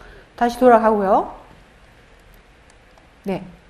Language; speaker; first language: Korean; native; Korean